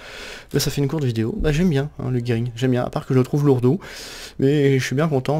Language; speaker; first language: French; native; French